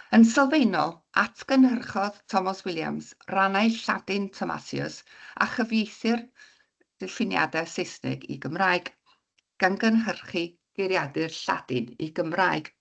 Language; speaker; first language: Welsh; native; Welsh